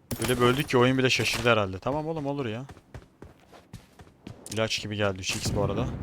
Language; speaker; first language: Turkish; native; Turkish